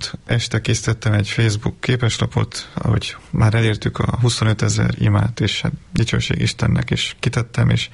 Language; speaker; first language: Hungarian; native; Hungarian